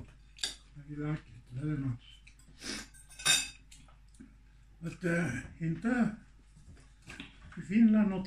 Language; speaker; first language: English; non-native, learner; Swedish